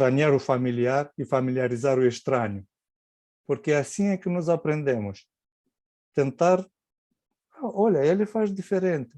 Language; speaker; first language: Portuguese; non-native, fluent; Romanian